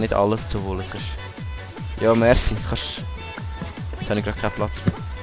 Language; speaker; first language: German; native; German